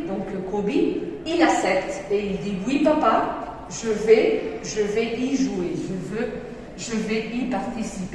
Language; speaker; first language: French; non-native, fluent; Spanish